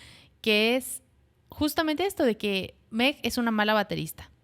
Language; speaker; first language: Spanish; native; Spanish